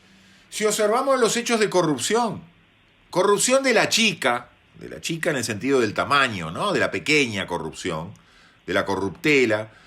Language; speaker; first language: Spanish; native; Spanish